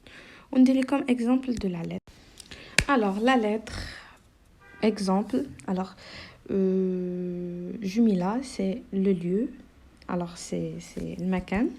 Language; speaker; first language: French; non-native, local second language; Arabic